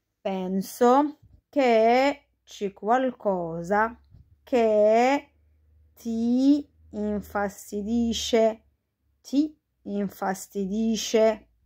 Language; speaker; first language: Italian; non-native, fluent; Arabic